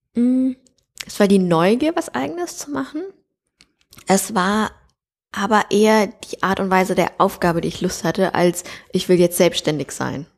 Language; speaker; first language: German; native; German